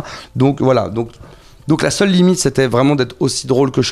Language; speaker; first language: French; native; French